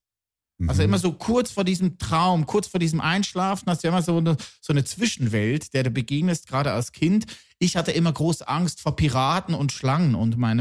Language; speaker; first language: German; native; German